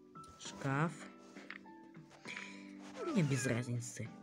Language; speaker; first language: Russian; native; Russian